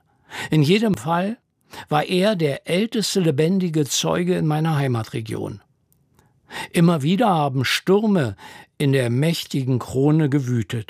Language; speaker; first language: German; native; German